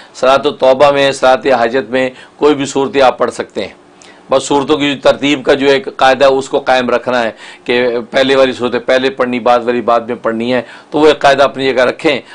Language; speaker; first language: Urdu; native; Urdu